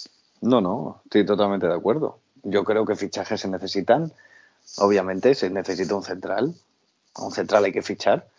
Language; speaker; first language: Spanish; native; Spanish